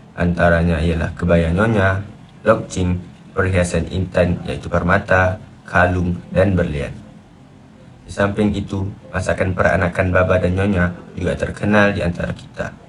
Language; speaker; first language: Malay; native; Malay